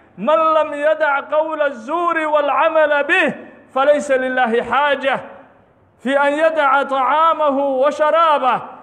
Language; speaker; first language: Arabic; non-native, local second language; Somali